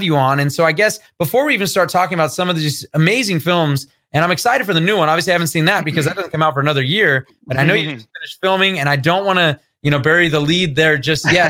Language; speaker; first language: English; native; English